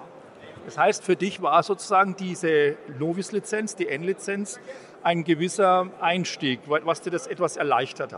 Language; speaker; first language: German; native; German